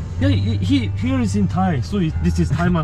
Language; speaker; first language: English; non-native, learner; Korean